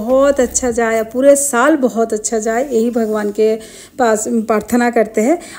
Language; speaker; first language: Hindi; non-native, local second language; Bangla